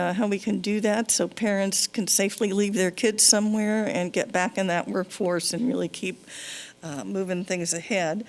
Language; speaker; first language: English; native; English